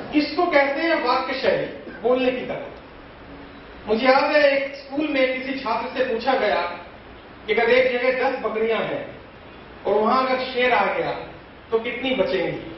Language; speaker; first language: Hindi; native; Hindi